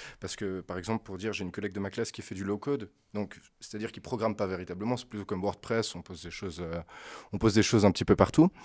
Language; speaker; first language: French; native; French